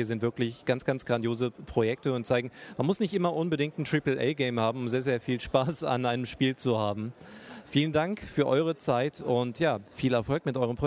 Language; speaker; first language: German; native; German